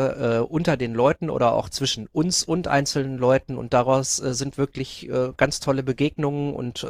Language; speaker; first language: German; native; German